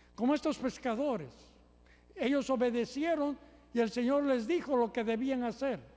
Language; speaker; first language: Spanish; native; Spanish